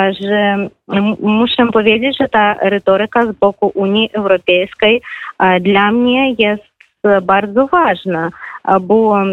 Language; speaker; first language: Polish; non-native, fluent; Russian